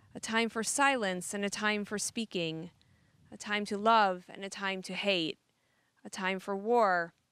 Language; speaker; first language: English; native; English